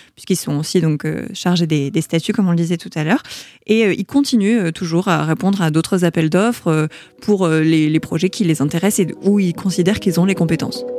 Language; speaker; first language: French; native; French